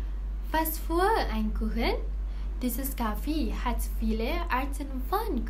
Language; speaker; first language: German; non-native, learner; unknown